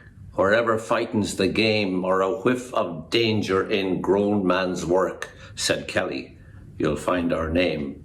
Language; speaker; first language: English; native; English